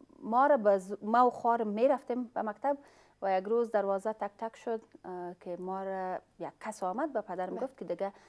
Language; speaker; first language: Persian; non-native, fluent; Pashto